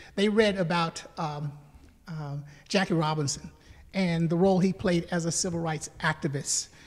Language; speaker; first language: English; native; English